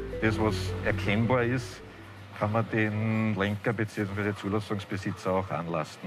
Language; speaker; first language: German; native; German